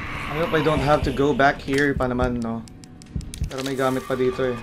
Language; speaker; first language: English; non-native, local second language; Filipino